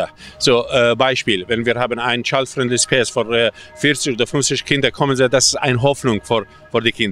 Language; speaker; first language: German; non-native, fluent; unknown